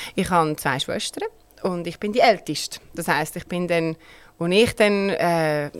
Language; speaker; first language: German; native; German